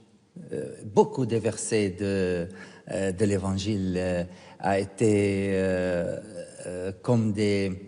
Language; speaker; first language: French; non-native, fluent; Arabic